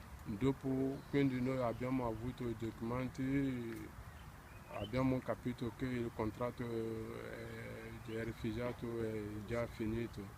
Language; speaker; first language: Italian; non-native, learner; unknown